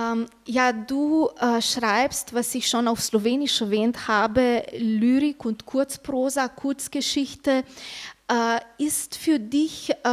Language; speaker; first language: German; non-native, fluent; Slovenian